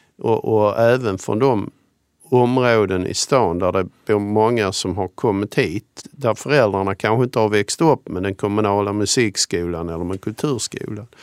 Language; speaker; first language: Swedish; native; Swedish